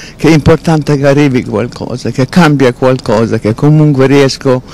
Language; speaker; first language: Italian; non-native, fluent; Hungarian